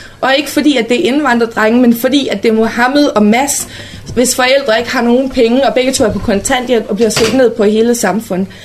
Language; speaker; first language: Danish; native; Danish